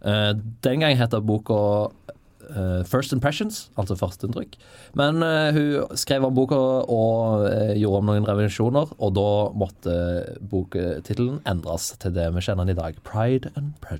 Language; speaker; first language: Norwegian; native; Norwegian